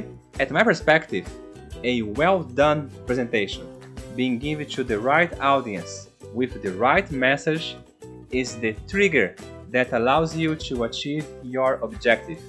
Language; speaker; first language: English; non-native, fluent; Portuguese